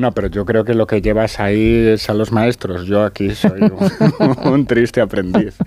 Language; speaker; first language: Spanish; native; Spanish